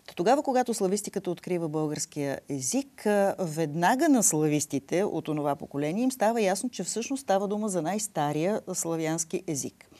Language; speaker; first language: Bulgarian; native; Bulgarian